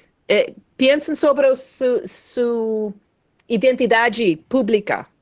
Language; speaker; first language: Spanish; non-native, learner; English